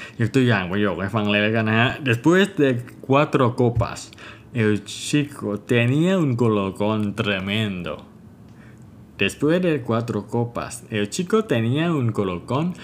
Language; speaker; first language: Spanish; non-native, fluent; Thai